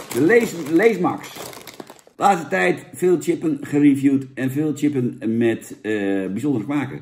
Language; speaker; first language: Dutch; native; Dutch